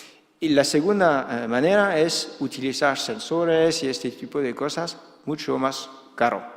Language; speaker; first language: Spanish; non-native, fluent; Dutch